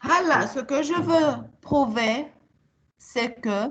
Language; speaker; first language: French; non-native, local second language; Arabic